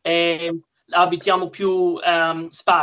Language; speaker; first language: Italian; early bilingual, heritage; English